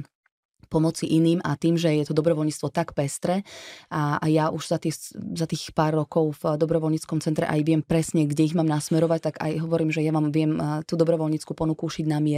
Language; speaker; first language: Slovak; native; Slovak